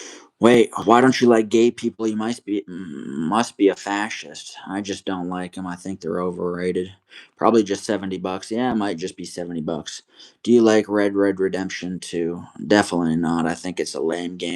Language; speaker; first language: English; native; English